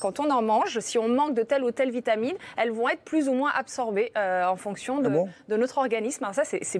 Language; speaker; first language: French; native; French